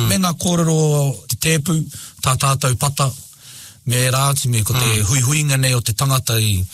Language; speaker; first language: Māori; non-native, local second language; English